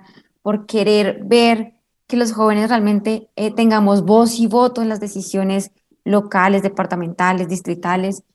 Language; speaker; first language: Spanish; native; Spanish